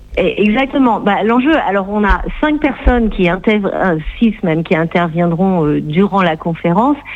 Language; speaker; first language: French; native; French